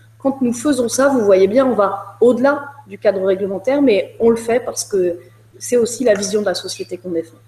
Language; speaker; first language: French; native; French